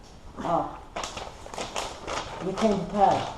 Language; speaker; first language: English; native; English